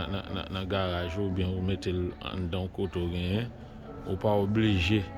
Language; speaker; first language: French; non-native, learner; Haitian Creole